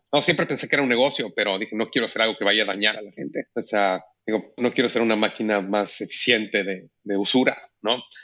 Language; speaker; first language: Spanish; native; Spanish